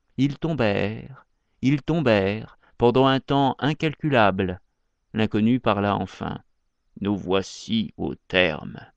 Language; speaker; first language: French; native; French